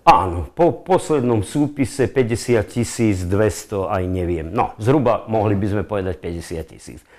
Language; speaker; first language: Slovak; native; Slovak